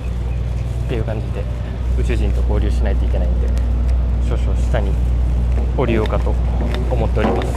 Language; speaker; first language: Japanese; native; Japanese